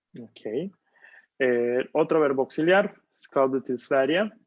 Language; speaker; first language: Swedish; non-native, fluent; Spanish